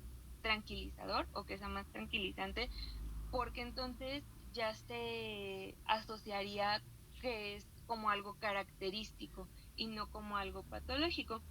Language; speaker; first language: Spanish; native; Spanish